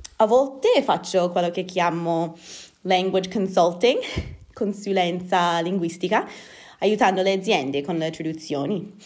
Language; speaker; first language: Italian; non-native, fluent; English